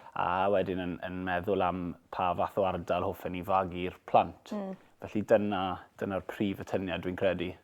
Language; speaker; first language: Welsh; native; Welsh